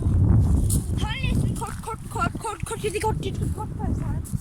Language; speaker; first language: Norwegian; early bilingual, other home language; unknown